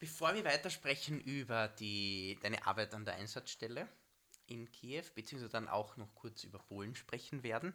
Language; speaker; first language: German; native; German